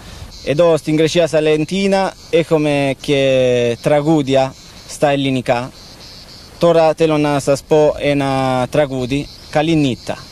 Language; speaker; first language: Greek; early bilingual, heritage; Greek